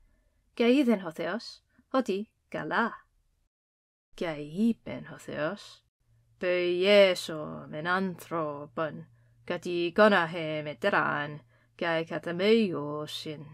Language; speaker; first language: Greek; non-native, fluent; English